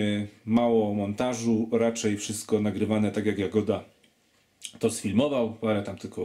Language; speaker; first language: Polish; native; Polish